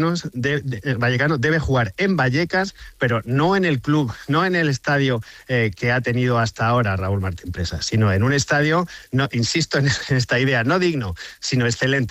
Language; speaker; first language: Spanish; native; Spanish